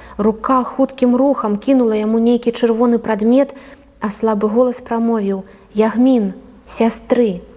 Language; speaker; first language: Belarusian; native; Belarusian